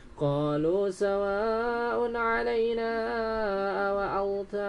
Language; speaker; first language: Arabic; non-native, learner; Indonesian